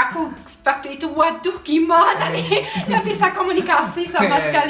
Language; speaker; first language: Indonesian; non-native, fluent; German